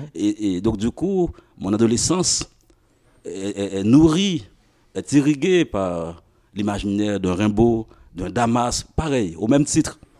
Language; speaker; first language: French; non-native, local second language; Haitian Creole